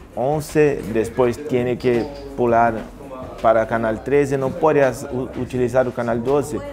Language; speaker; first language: Spanish; non-native, learner; Portuguese